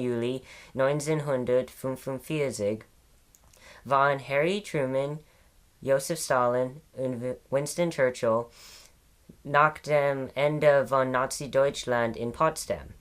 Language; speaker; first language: German; non-native, learner; English